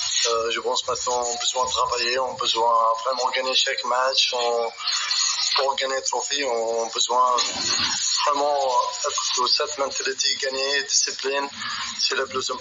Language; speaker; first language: French; non-native, learner; Arabic